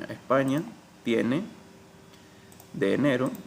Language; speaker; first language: Spanish; native; Spanish